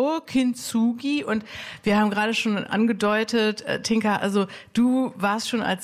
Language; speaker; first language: German; native; German